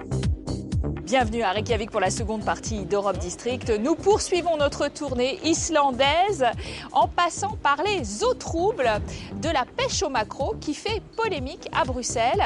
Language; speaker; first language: French; native; French